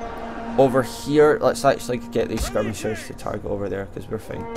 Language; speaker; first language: English; native; English